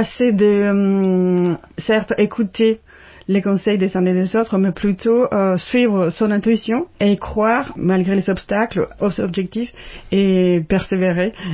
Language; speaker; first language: French; non-native, fluent; Spanish